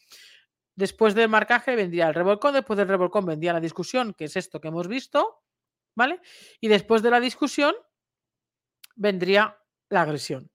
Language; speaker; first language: Spanish; native; Spanish